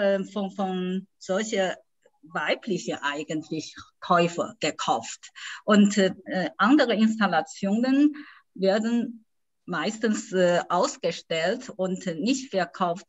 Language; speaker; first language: German; non-native, fluent; Chinese